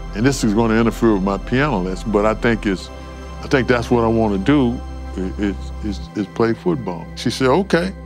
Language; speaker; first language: English; native; English